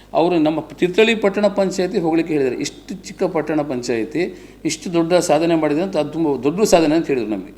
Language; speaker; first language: Kannada; non-native, local second language; Urdu